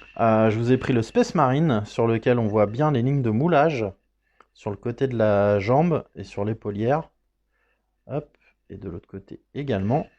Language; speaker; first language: French; native; French